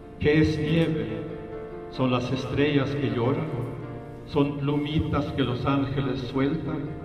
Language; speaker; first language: Spanish; non-native, fluent; Swedish